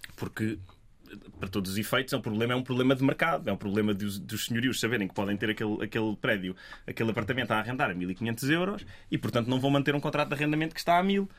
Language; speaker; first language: Portuguese; native; Portuguese